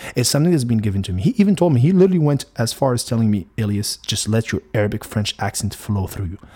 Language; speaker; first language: English; non-native, fluent; Arabic